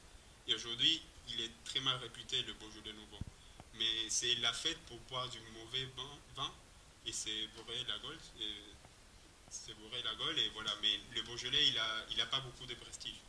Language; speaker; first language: French; non-native, fluent; Spanish